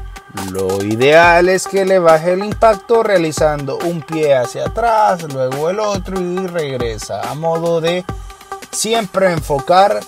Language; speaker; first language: Spanish; native; Spanish